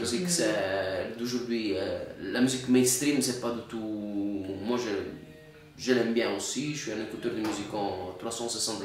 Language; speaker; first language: French; non-native, fluent; Italian